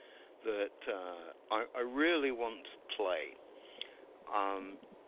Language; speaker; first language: English; native; English